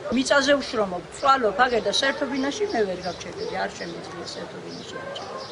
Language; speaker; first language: Georgian; native; Georgian